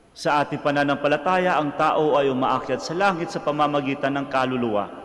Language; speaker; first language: Filipino; non-native, local second language; Cebuano